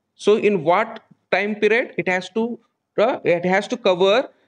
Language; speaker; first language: English; non-native, local second language; Kannada